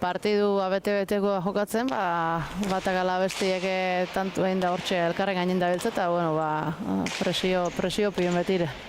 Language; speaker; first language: Basque; native; Basque